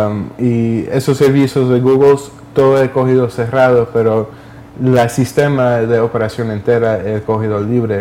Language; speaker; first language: Spanish; early bilingual, heritage; English